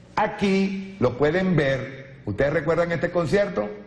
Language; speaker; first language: Spanish; native; Spanish